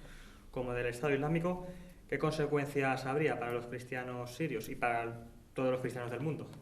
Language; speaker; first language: Spanish; native; Spanish